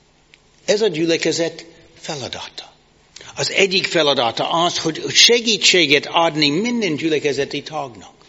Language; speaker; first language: Hungarian; non-native, fluent; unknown